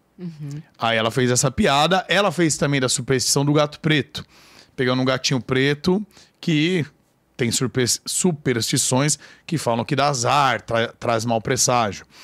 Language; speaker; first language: Portuguese; native; Portuguese